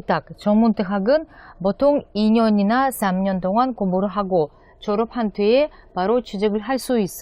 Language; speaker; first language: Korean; non-native, fluent; Russian